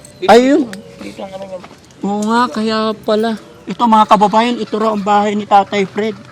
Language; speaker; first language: Filipino; non-native, local second language; Pangasinan